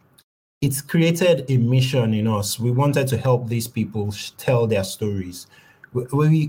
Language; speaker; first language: English; non-native, local second language; Yoruba